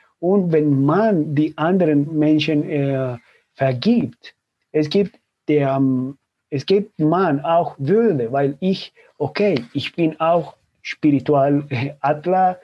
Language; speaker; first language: German; non-native, fluent; Spanish